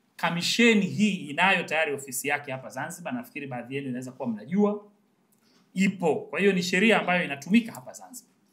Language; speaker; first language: Swahili; native; Swahili